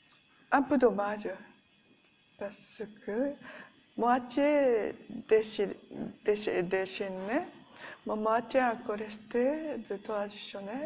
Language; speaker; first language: French; non-native, learner; Japanese